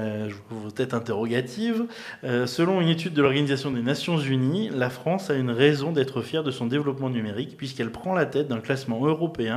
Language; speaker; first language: French; native; French